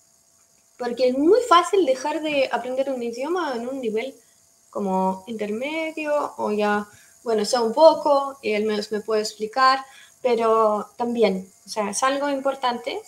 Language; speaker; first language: Spanish; non-native, fluent; Russian